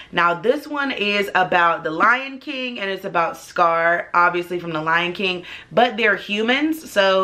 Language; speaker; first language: English; native; English